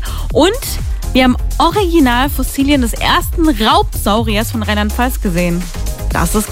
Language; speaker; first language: German; native; German